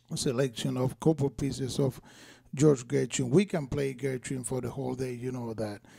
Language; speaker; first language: English; non-native, fluent; Spanish